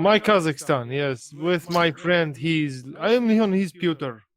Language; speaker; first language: English; non-native, learner; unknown